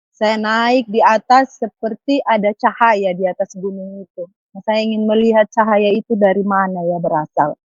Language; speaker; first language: Indonesian; native; Indonesian